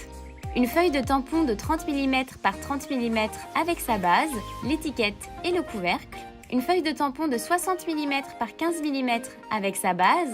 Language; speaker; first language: French; native; French